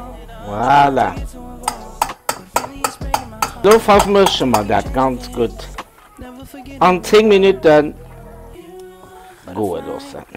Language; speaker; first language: German; non-native, learner; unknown